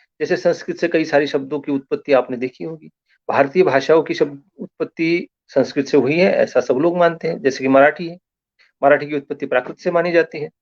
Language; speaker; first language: Hindi; non-native, local second language; Marathi